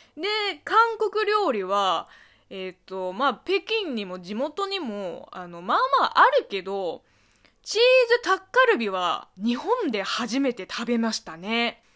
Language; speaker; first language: Japanese; non-native, fluent; Chinese